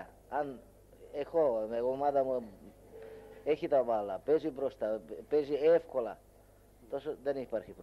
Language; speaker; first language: Greek; non-native, learner; Hungarian